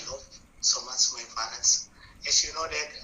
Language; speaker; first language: English; non-native, learner; Buginese